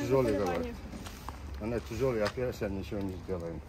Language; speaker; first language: Russian; non-native, local second language; Kazakh